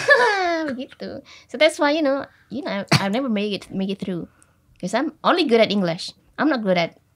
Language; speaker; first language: Indonesian; native; Indonesian